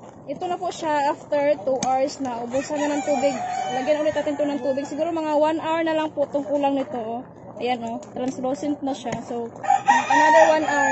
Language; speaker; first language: Filipino; non-native, local second language; Cebuano